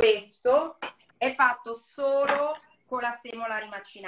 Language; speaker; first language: Italian; native; Italian